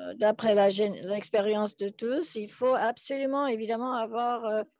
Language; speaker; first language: French; non-native, fluent; English